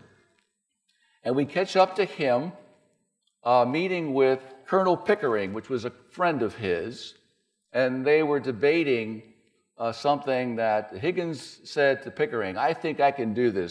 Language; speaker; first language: English; native; English